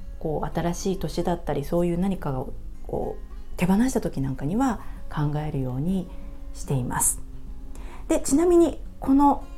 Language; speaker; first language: Japanese; native; Japanese